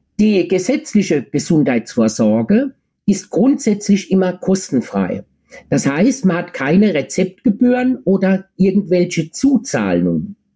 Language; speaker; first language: German; native; German